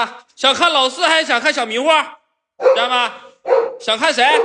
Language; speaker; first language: Chinese; native; Chinese